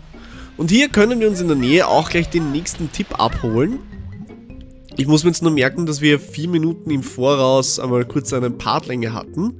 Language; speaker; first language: German; native; German